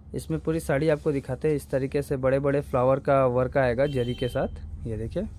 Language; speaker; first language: Hindi; native; Hindi